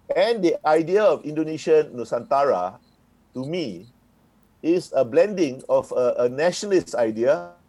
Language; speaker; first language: English; native; English